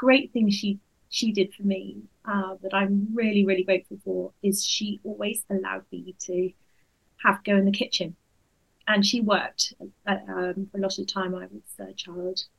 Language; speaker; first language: English; native; English